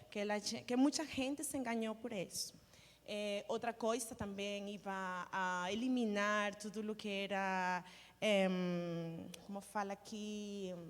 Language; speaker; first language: Portuguese; non-native, learner; Spanish